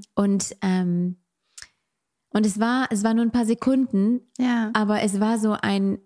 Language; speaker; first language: German; non-native, fluent; French